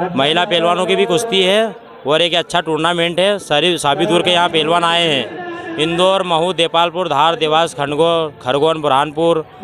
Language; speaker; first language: Hindi; native; Hindi